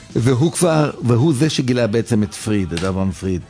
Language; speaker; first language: Hebrew; early bilingual, other home language; Yiddish